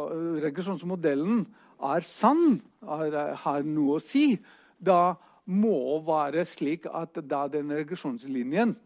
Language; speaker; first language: Norwegian; non-native, fluent; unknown